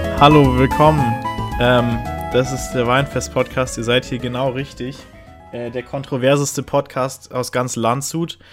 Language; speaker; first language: German; native; German